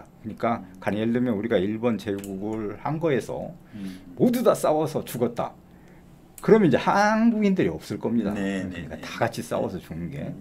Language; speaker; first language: Korean; native; Korean